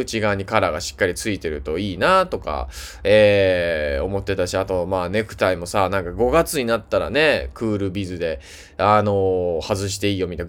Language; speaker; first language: Japanese; native; Japanese